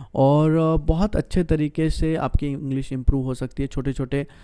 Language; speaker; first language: Hindi; native; Hindi